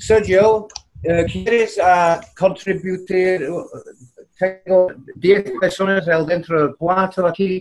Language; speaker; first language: Spanish; non-native, learner; English